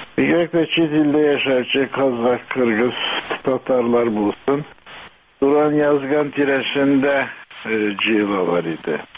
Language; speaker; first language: Tatar; early bilingual, heritage; Tatar